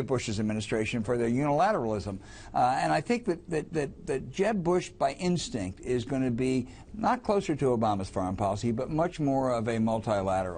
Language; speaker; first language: English; native; English